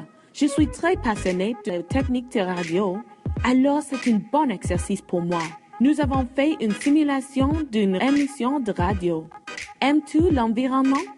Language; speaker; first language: French; non-native, learner; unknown